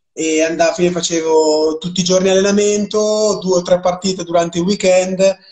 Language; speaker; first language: Italian; native; Italian